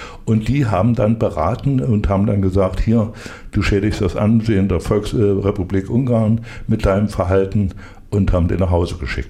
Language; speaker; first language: German; native; German